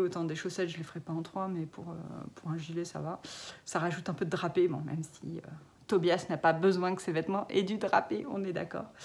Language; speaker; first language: French; native; French